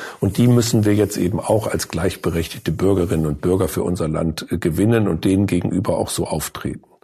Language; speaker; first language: German; native; German